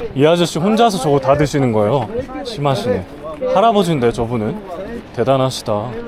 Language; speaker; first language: Korean; native; Korean